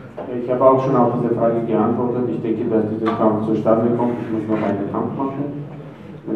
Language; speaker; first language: German; non-native, fluent; Armenian